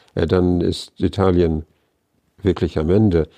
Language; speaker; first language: German; non-native, fluent; English